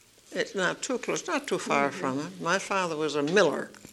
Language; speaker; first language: English; early bilingual, other home language; Dutch